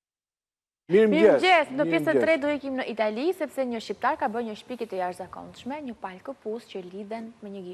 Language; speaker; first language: Albanian; native; Albanian